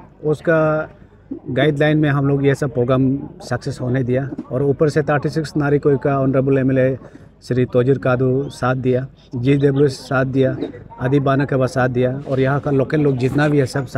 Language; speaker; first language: Hindi; non-native, local second language; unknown